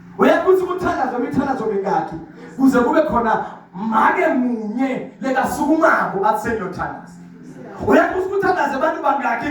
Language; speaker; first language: Zulu; non-native, local second language; Swati